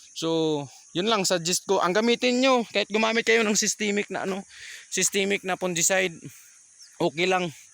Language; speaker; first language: Filipino; native; Filipino